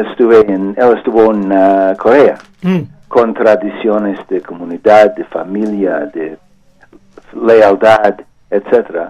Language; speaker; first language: Spanish; non-native, learner; English